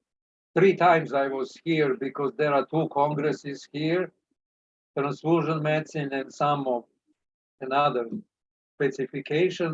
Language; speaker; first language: English; non-native, learner; Serbian